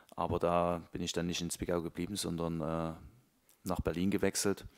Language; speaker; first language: German; native; German